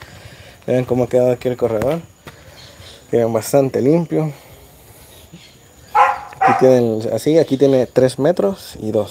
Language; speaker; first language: Spanish; native; Spanish